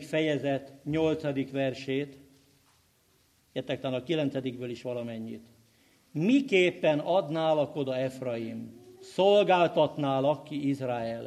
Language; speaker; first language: Hungarian; native; Hungarian